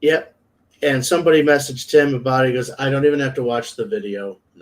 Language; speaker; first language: English; native; English